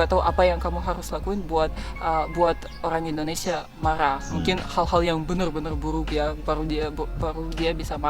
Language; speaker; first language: Indonesian; non-native, fluent; Russian